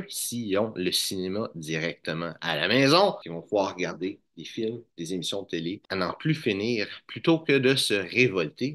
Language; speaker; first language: French; native; French